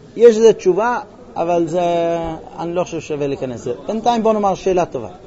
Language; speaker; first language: Hebrew; early bilingual, heritage; Hebrew